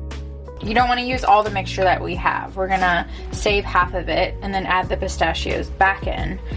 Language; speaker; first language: English; native; English